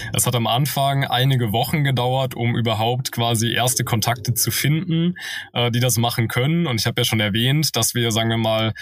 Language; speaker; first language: German; native; German